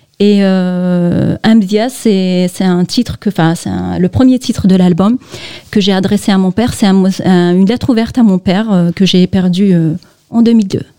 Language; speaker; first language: French; non-native, local second language; Kabyle